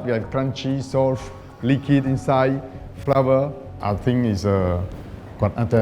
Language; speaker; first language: English; non-native, fluent; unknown